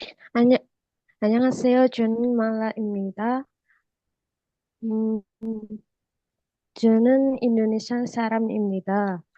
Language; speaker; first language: Korean; non-native, learner; Indonesian